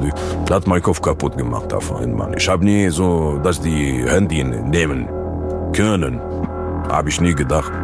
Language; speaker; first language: German; non-native, learner; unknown